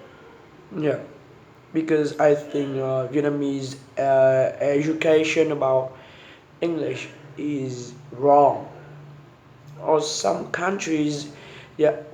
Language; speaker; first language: English; non-native, learner; Vietnamese